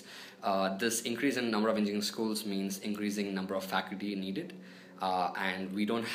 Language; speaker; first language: English; non-native, local second language; Telugu